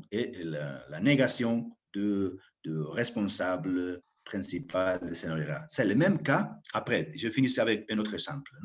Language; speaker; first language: French; non-native, fluent; Spanish